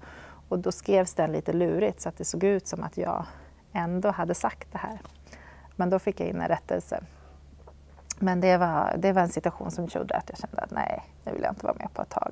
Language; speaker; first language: Swedish; native; Swedish